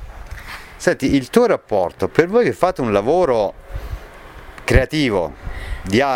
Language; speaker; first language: Italian; native; Italian